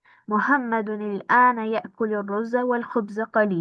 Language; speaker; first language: Arabic; non-native, learner; Albanian